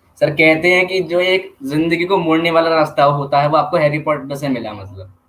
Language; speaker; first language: Hindi; native; Hindi